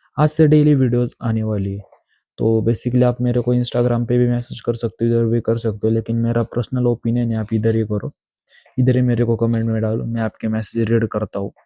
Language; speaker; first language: Hindi; non-native, local second language; Marathi